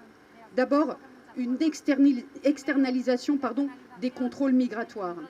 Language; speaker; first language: French; native; French